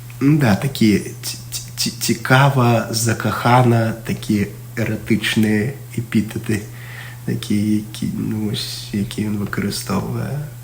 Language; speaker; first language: Belarusian; non-native, local second language; Russian